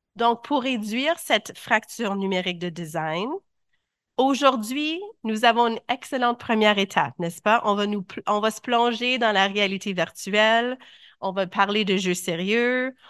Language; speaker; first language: French; native; French